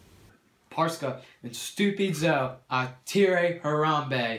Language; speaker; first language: French; non-native, learner; English